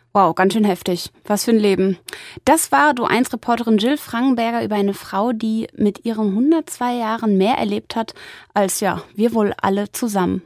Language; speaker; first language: German; native; German